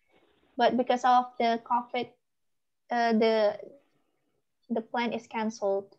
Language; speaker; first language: English; non-native, learner; Indonesian